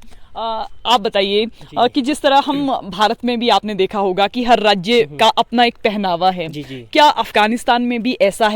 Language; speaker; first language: Hindi; native; Hindi